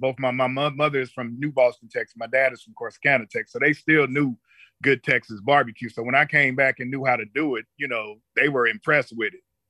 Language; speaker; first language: English; native; English